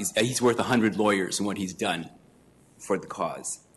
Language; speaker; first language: English; native; English